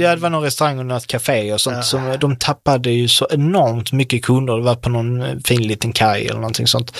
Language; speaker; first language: Swedish; native; Swedish